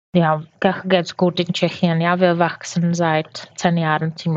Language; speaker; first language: German; non-native, fluent; Czech